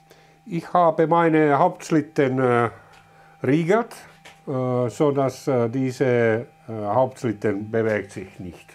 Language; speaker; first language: German; non-native, learner; Finnish